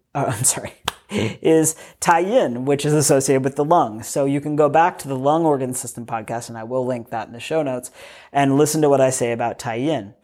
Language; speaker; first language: English; native; English